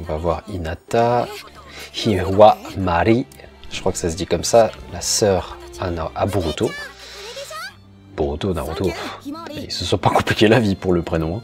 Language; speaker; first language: French; early bilingual, other home language; Vietnamese